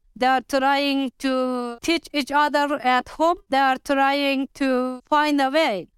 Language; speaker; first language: English; non-native, learner; Persian